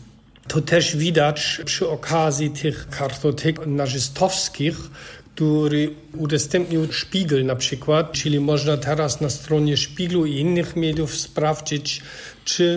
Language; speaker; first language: Polish; non-native, fluent; German